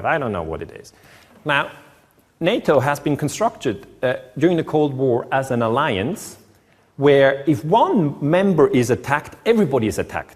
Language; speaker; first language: English; non-native, fluent; German